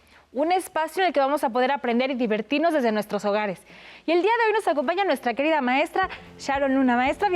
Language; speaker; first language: Spanish; native; Spanish